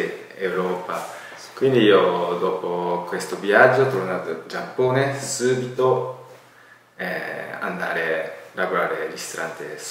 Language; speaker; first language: Italian; non-native, learner; Japanese